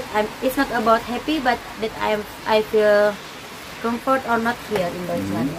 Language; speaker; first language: English; non-native, learner; Indonesian